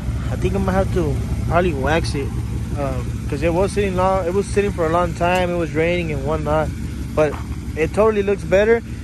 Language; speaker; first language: English; early bilingual, other home language; Spanish